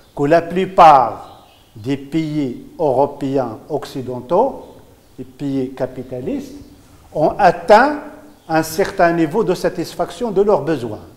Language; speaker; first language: French; non-native, local second language; Arabic